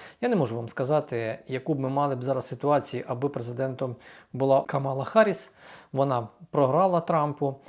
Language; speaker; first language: Ukrainian; native; Ukrainian